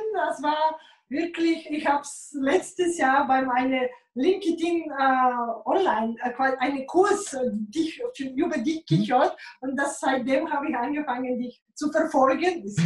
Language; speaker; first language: German; non-native, fluent; Bulgarian